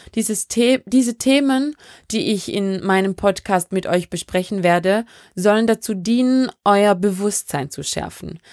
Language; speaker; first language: German; early bilingual, other home language; French